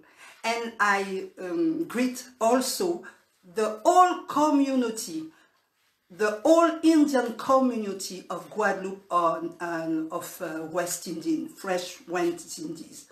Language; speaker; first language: English; non-native, learner; French